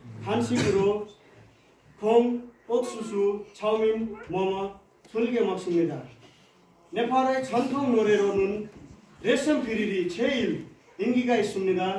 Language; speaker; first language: Korean; non-native, learner; Nepali